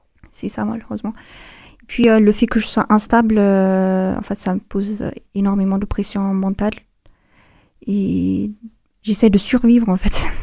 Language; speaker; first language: French; non-native, fluent; Amharic